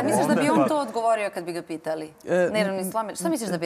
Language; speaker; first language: Serbian; native; Serbian